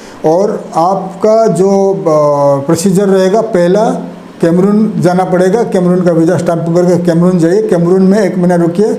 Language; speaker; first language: Hindi; non-native, local second language; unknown